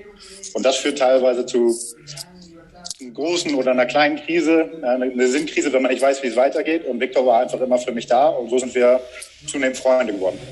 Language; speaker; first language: German; native; German